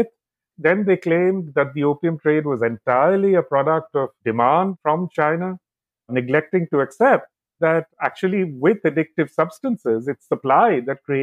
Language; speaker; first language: English; non-native, local second language; Bangla